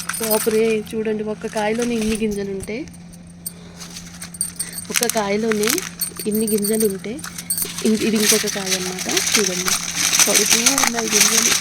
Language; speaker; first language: Telugu; native; Telugu